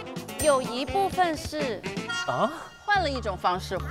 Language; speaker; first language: Chinese; native; Chinese